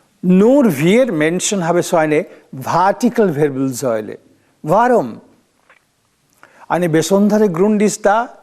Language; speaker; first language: German; non-native, learner; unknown